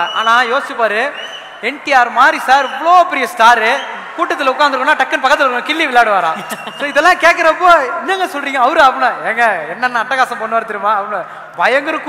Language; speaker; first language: Tamil; native; Tamil